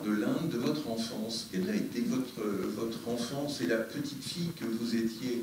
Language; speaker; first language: French; native; French